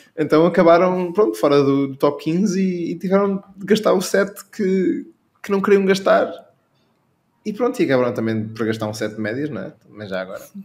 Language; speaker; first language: Portuguese; native; Portuguese